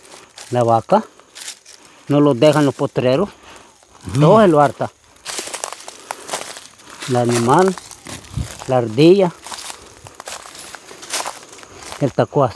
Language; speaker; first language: Spanish; native; Spanish